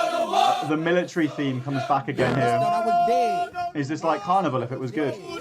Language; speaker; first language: English; native; English